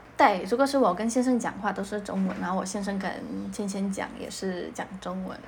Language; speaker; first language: Chinese; non-native, fluent; Polish